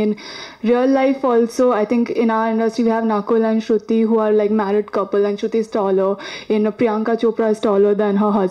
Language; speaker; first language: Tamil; non-native, learner; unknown